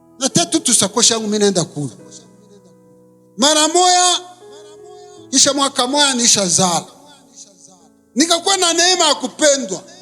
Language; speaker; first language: Swahili; non-native, local second language; Kinyarwanda